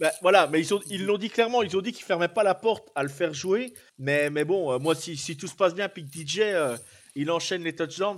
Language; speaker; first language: French; native; French